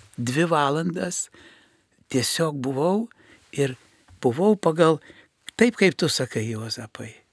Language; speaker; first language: Lithuanian; native; Lithuanian